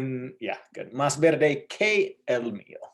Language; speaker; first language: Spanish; non-native, fluent; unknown